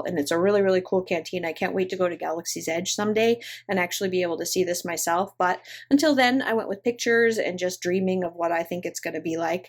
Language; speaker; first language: English; native; English